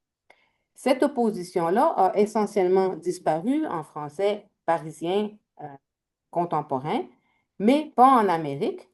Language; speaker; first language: French; native; French